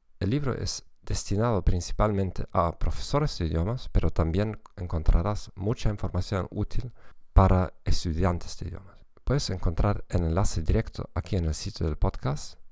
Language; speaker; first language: Spanish; non-native, fluent; German